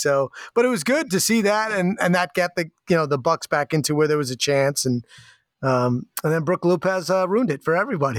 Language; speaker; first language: English; native; English